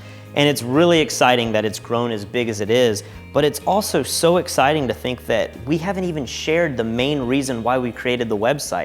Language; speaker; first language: English; native; English